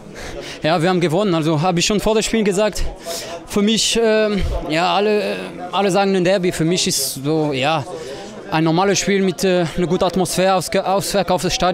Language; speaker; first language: German; non-native, fluent; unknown